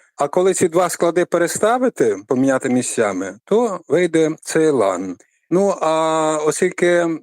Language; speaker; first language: Ukrainian; native; Ukrainian